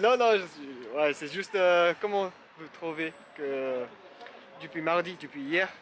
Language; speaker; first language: French; non-native, learner; Japanese